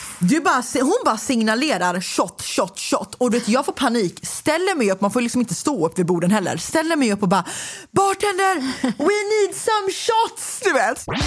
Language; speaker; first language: Swedish; native; Swedish